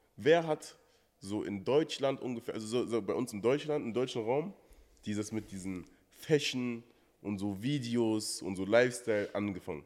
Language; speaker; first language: German; native; German